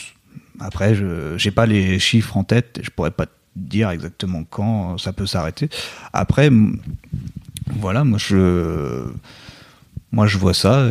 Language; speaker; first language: French; native; French